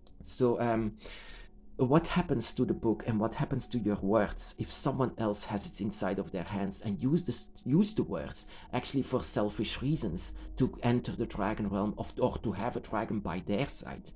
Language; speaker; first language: English; non-native, fluent; Dutch